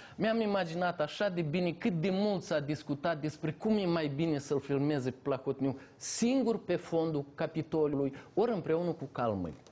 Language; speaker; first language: Romanian; native; Romanian